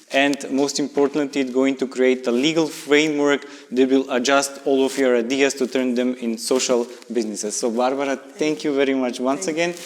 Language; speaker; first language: English; non-native, fluent; Macedonian